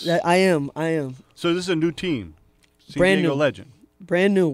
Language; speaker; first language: English; native; English